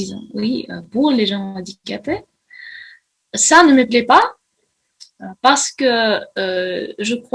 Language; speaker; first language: French; non-native, fluent; Russian